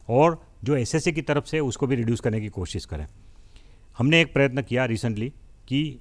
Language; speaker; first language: Hindi; non-native, local second language; Gujarati